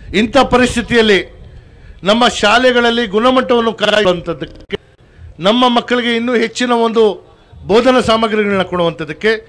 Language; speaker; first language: Kannada; non-native, local second language; Urdu